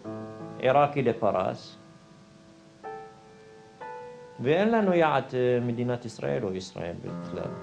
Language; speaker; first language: Hebrew; non-native, fluent; Arabic